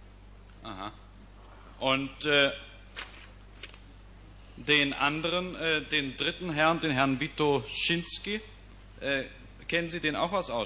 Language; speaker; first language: German; native; German